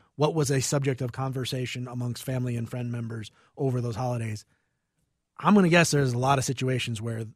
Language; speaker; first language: English; native; English